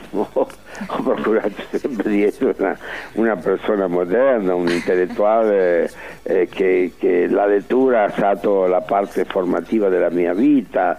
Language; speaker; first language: Italian; early bilingual, heritage; Spanish